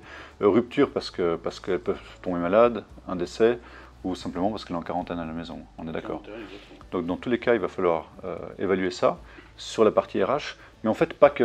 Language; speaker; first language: French; native; French